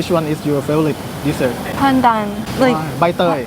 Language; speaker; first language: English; non-native, learner; Thai